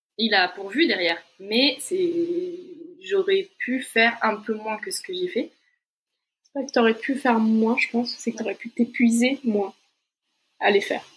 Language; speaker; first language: French; native; French